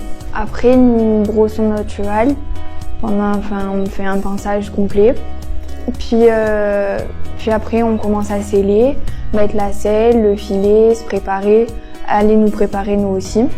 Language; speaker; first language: French; native; French